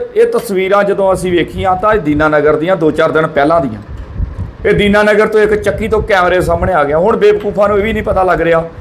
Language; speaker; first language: Punjabi; native; Punjabi